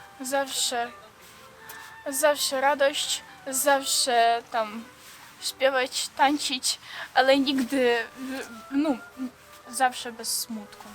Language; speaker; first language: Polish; non-native, learner; Ukrainian